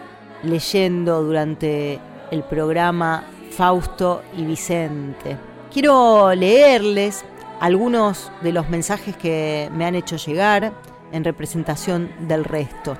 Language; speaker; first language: Spanish; native; Spanish